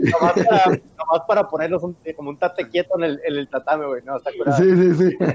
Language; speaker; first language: Spanish; early bilingual, heritage; Spanish